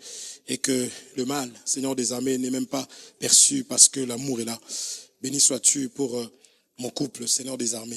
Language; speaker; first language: French; non-native, local second language; Lingala